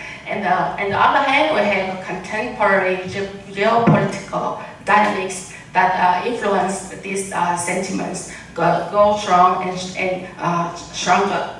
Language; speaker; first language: English; non-native, learner; Vietnamese